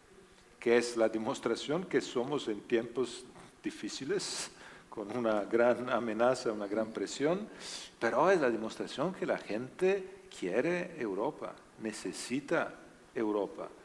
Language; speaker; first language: Spanish; non-native, learner; Italian